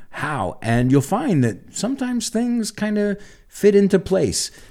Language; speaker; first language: English; native; English